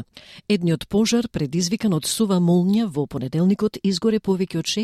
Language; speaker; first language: Macedonian; native; Macedonian